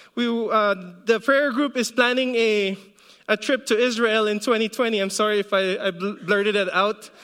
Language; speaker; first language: English; non-native, local second language; Filipino